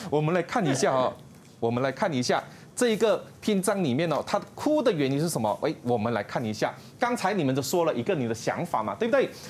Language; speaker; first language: Chinese; native; Chinese